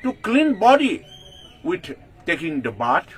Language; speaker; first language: English; non-native, local second language; Nepali